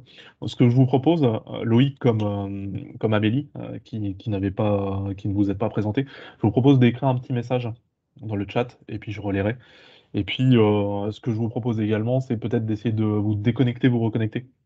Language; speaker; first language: French; native; French